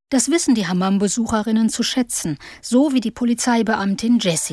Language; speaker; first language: German; native; German